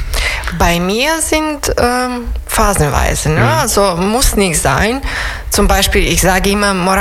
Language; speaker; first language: German; non-native, fluent; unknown